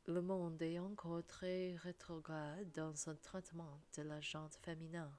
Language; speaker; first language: French; non-native, learner; English